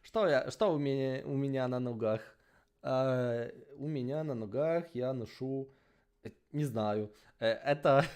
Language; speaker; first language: Russian; non-native, learner; Polish